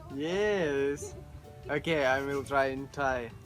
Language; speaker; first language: English; non-native, learner; Ukrainian